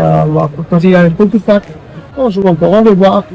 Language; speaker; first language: French; non-native, learner; German